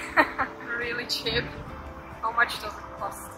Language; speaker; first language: English; non-native, learner; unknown